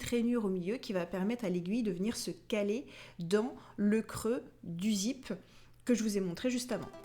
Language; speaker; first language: French; native; French